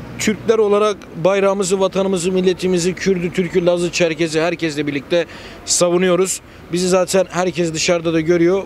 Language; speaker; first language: Turkish; native; Turkish